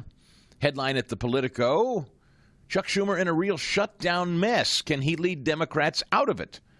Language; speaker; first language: English; native; English